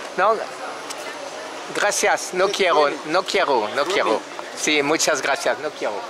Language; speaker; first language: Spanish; non-native, learner; French